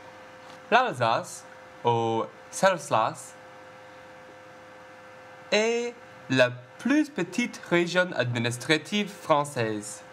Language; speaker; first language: French; non-native, learner; English